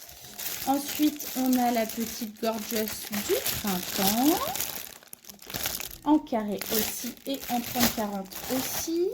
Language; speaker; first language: French; native; French